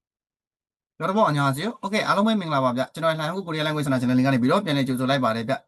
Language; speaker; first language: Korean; non-native, fluent; Burmese